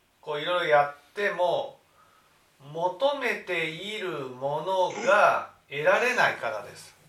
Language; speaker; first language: Japanese; native; Japanese